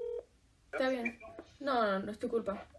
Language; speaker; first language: Spanish; early bilingual, heritage; Spanish